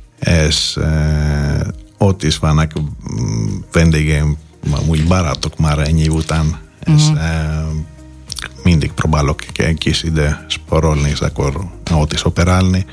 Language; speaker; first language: Hungarian; non-native, fluent; Greek